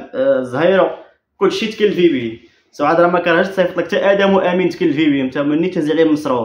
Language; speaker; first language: Arabic; native; Arabic